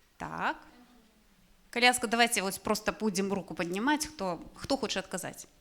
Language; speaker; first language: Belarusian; non-native, local second language; Russian